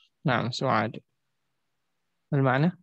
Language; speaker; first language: Indonesian; native; Indonesian